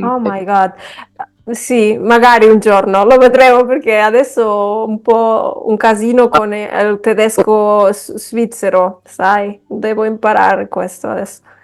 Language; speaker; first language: Italian; non-native, fluent; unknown